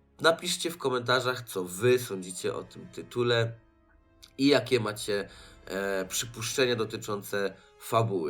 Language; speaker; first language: Polish; native; Polish